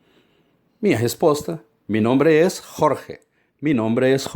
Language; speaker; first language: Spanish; non-native, fluent; Portuguese